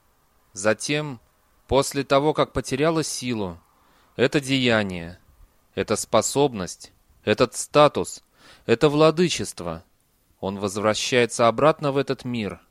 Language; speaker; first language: Russian; native; Russian